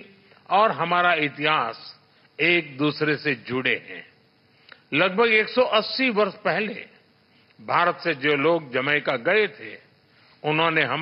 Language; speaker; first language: Hindi; native; Hindi